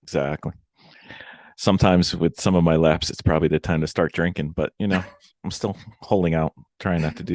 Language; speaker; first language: English; native; English